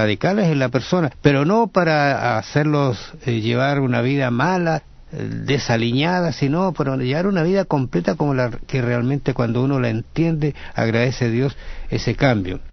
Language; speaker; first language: Spanish; native; Spanish